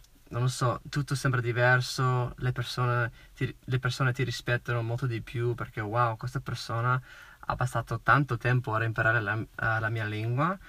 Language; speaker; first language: Italian; non-native, fluent; English